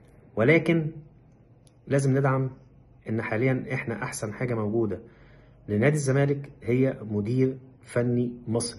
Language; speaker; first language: Arabic; native; Arabic